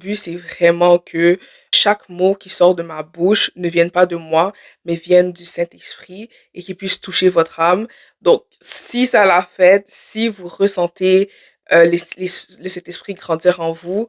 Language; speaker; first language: French; native; French